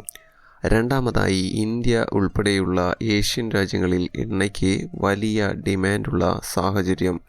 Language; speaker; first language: Malayalam; native; Malayalam